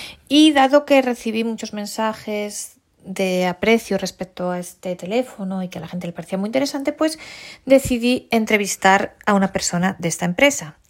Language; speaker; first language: Spanish; native; Spanish